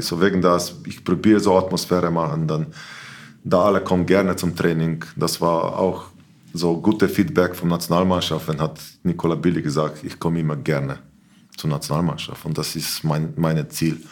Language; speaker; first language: German; non-native, learner; Slovenian